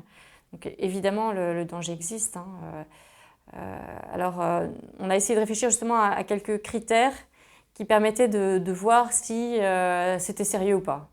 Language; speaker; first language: French; native; French